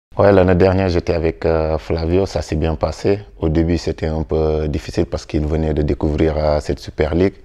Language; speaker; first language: French; non-native, local second language; Wolof